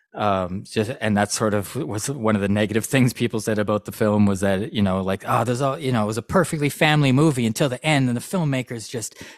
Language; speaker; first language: English; native; English